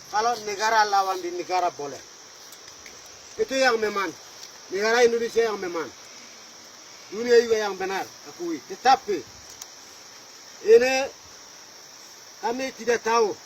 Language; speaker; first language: Indonesian; non-native, local second language; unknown